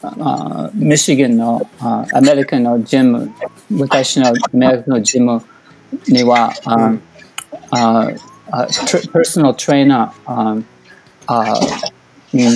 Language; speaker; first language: Japanese; non-native, learner; English